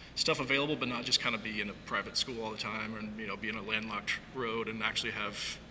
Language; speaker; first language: English; native; English